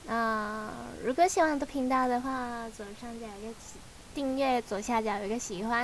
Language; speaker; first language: Chinese; native; Chinese